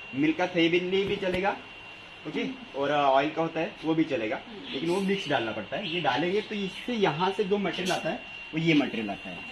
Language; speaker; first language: Hindi; non-native, local second language; Marathi